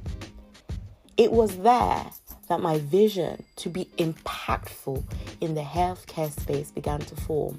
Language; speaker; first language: English; non-native, local second language; Yoruba